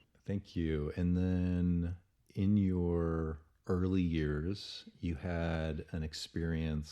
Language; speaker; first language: English; native; English